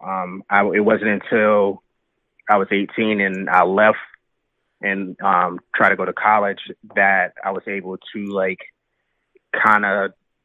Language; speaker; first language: English; native; English